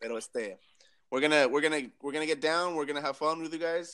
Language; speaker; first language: English; early bilingual, other home language; Spanish